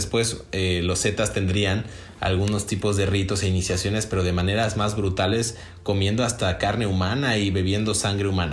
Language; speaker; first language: Spanish; native; Spanish